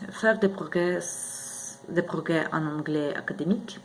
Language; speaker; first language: French; non-native, learner; Ukrainian